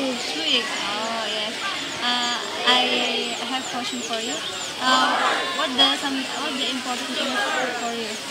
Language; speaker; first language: English; non-native, learner; Indonesian